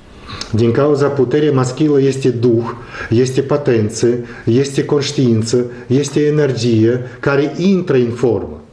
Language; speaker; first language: Romanian; non-native, local second language; Russian